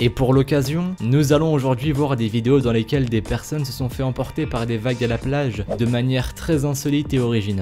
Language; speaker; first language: French; native; French